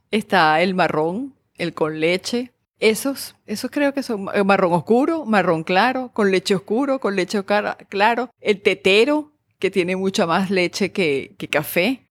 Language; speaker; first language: Spanish; native; Spanish